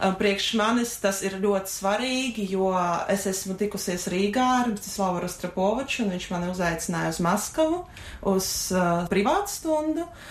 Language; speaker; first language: Latvian; non-native, local second language; Russian